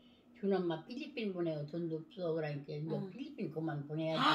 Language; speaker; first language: Korean; native; Korean